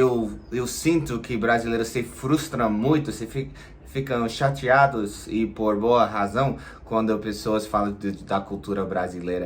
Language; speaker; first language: Portuguese; non-native, fluent; English